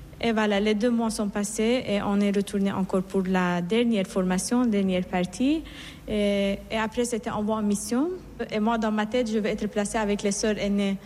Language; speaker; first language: French; non-native, fluent; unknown